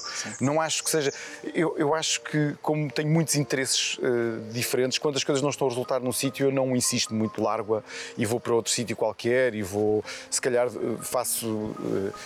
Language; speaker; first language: Portuguese; native; Portuguese